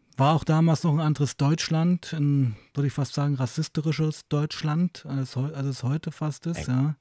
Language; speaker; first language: German; native; German